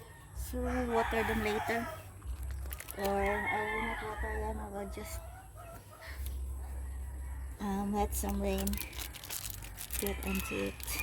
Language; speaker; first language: English; non-native, local second language; Filipino